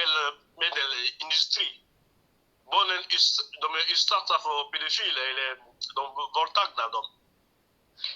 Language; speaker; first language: Swedish; non-native, learner; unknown